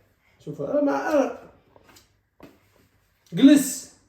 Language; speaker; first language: Arabic; native; Arabic